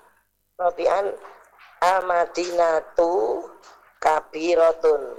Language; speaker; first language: Arabic; non-native, learner; Indonesian